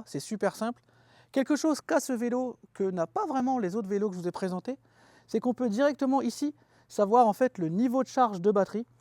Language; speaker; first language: French; native; French